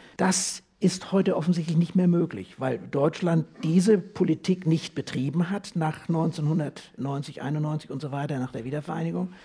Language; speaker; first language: German; native; German